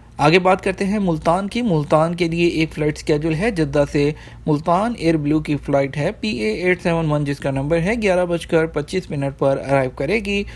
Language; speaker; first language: Urdu; native; Urdu